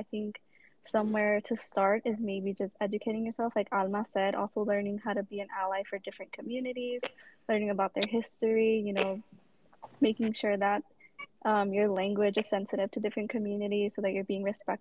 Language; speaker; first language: English; native; English